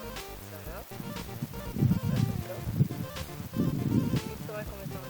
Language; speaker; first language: French; native; French